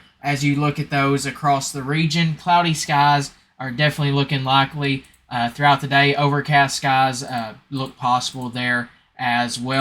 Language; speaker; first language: English; native; English